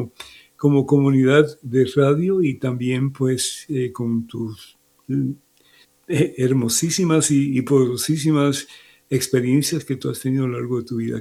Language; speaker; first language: Spanish; native; Spanish